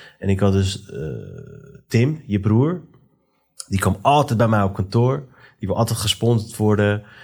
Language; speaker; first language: Dutch; early bilingual, other home language; Persian